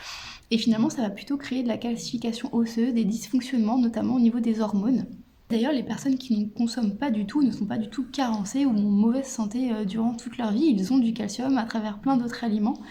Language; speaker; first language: French; native; French